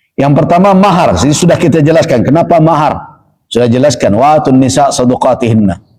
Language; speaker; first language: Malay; non-native, local second language; Minangkabau